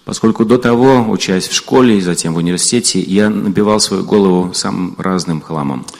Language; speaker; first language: Russian; native; Russian